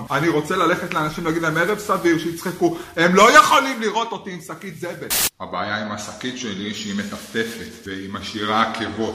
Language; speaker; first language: Hebrew; native; Hebrew